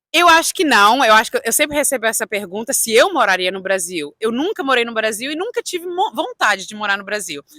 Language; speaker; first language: Portuguese; early bilingual, heritage; Portuguese